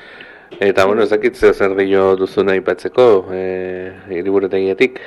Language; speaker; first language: Basque; native; Basque